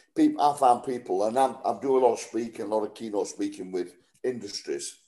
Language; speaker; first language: English; native; English